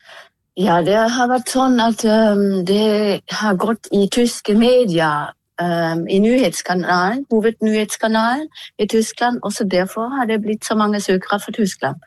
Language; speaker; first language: Norwegian; non-native, fluent; German